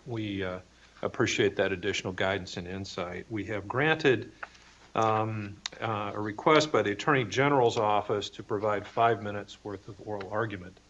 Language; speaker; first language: English; native; English